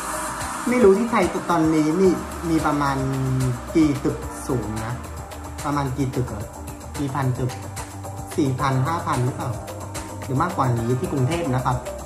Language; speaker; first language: Thai; non-native, fluent; Vietnamese